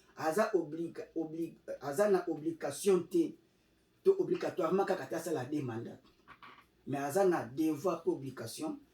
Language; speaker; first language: Lingala; non-native, local second language; Kongo